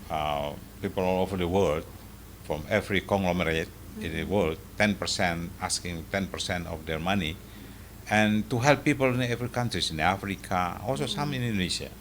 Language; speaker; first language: English; non-native, fluent; Indonesian